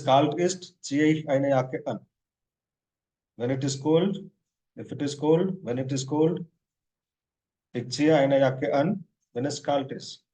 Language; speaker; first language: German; non-native, fluent; Hindi